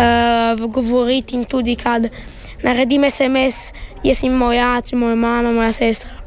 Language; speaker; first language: Slovenian; early bilingual, heritage; Italian